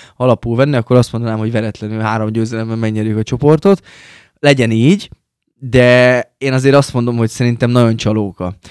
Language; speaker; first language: Hungarian; native; Hungarian